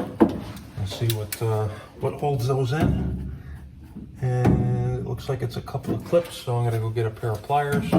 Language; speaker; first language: English; native; English